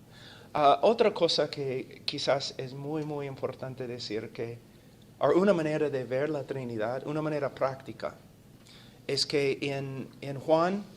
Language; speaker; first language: Spanish; non-native, fluent; English